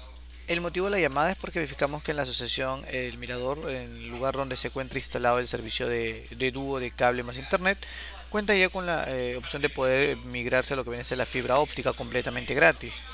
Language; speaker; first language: Spanish; native; Spanish